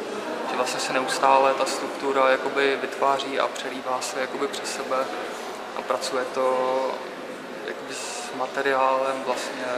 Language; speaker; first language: Czech; native; Czech